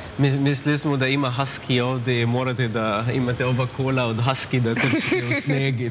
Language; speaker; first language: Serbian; non-native, learner; Arabic